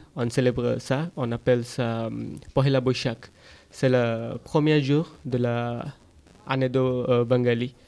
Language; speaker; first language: French; non-native, fluent; Bangla